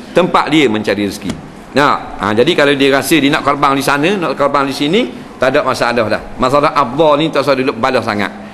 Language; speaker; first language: Malay; native; Malay